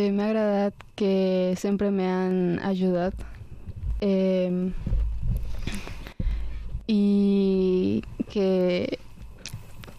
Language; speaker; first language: Catalan; non-native, learner; Spanish